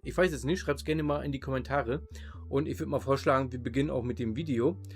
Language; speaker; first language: German; native; German